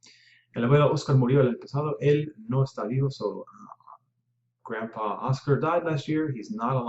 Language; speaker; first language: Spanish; non-native, fluent; English